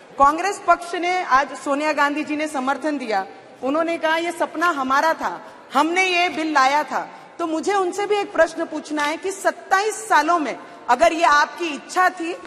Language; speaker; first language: Hindi; native; Hindi